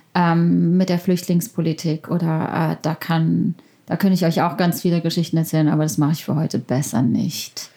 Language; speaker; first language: German; early bilingual, other home language; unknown